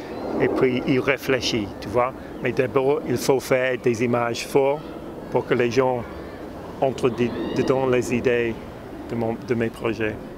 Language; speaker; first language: French; non-native, fluent; English